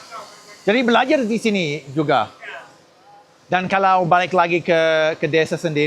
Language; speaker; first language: Indonesian; non-native, fluent; English